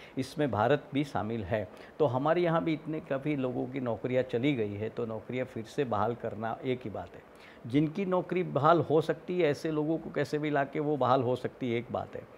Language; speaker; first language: Hindi; non-native, local second language; Gujarati